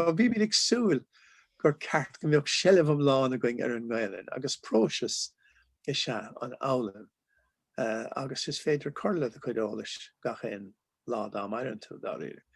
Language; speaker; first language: Irish; non-native, local second language; English